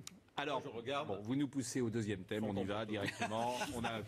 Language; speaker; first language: French; native; French